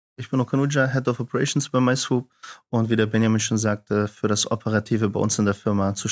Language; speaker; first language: German; native; German